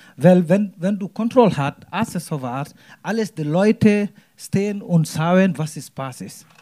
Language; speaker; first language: German; non-native, learner; Wolof